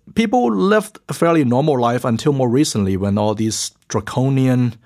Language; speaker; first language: English; early bilingual, other home language; Chinese